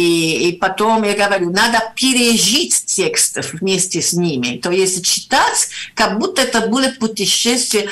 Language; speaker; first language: Russian; non-native, fluent; Italian